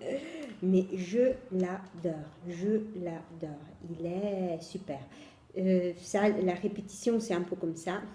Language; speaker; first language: French; non-native, fluent; Italian